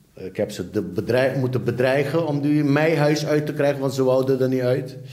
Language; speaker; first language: Dutch; early bilingual, other home language; Papiamento